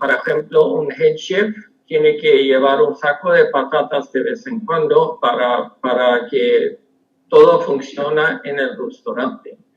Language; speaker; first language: Spanish; non-native, fluent; Swedish